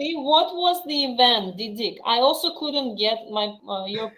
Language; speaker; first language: English; non-native, fluent; Russian